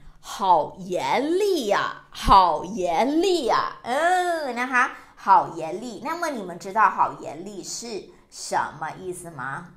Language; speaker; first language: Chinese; non-native, fluent; Thai